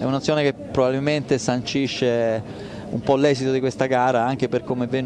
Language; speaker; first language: Italian; native; Italian